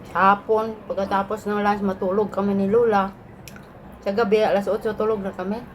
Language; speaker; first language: Filipino; non-native, local second language; Cebuano